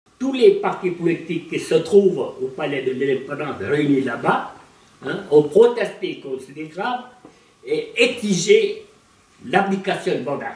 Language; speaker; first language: French; non-native, local second language; Vietnamese